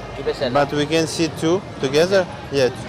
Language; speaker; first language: English; non-native, learner; Russian